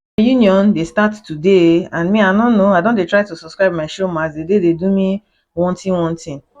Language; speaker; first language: Nigerian Pidgin; native; Nigerian Pidgin